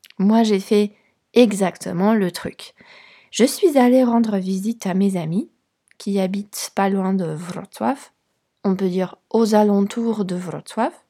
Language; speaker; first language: French; non-native, fluent; Polish